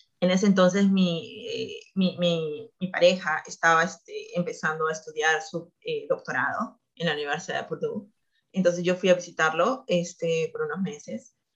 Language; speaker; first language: Spanish; native; Spanish